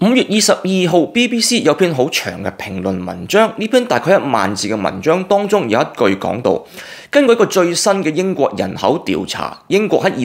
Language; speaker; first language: Cantonese; native; Cantonese